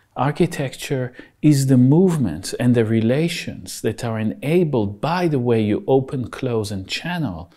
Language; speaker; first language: English; non-native, fluent; Hebrew